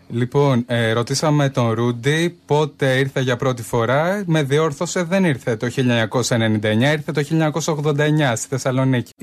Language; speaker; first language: Greek; native; Greek